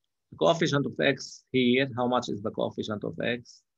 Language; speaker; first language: English; non-native, local second language; Arabic